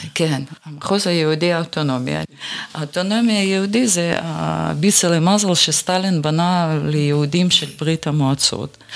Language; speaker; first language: Hebrew; non-native, fluent; Russian